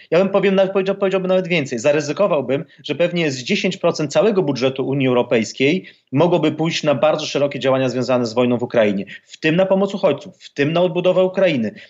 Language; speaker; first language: Polish; native; Polish